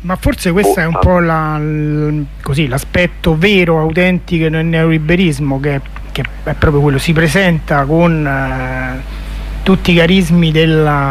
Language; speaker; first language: Italian; native; Italian